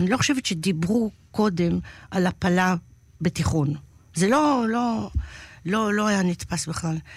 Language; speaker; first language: Hebrew; native; Hebrew